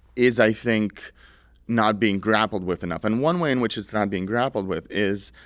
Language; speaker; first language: English; early bilingual, other home language; Russian